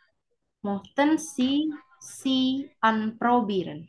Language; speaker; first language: German; non-native, fluent; Indonesian